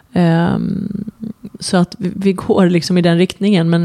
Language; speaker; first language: Swedish; early bilingual, other home language; Persian